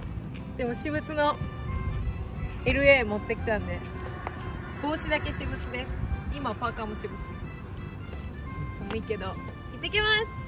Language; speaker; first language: Japanese; native; Japanese